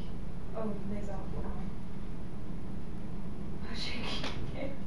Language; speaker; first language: French; non-native, learner; English